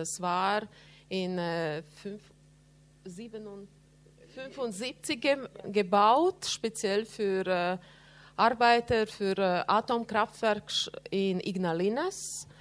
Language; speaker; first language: German; non-native, learner; Latvian